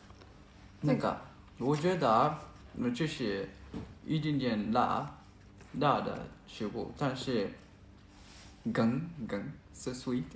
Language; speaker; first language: Chinese; non-native, learner; Japanese